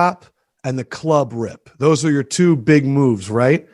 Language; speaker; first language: English; native; English